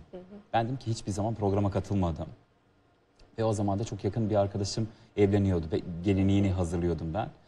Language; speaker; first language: Turkish; non-native, fluent; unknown